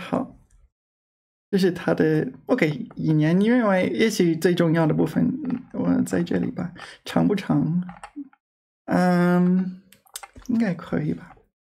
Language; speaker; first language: Chinese; non-native, fluent; English